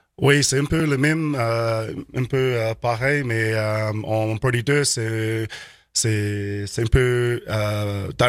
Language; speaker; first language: French; non-native, learner; English